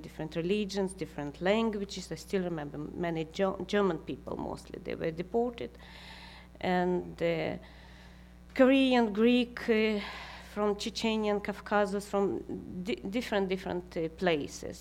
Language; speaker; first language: English; non-native, fluent; Kazakh